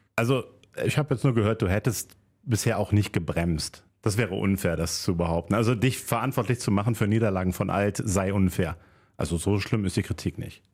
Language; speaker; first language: German; native; German